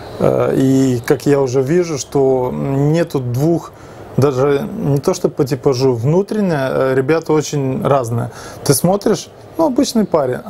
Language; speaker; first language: Russian; native; Russian